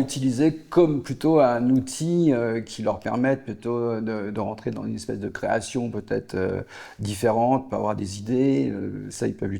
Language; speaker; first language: French; native; French